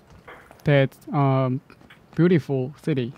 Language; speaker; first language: English; non-native, learner; Korean